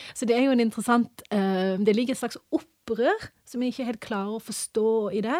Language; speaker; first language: Norwegian; early bilingual, other home language; English